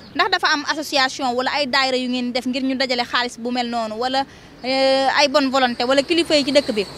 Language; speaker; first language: Wolof; native; Wolof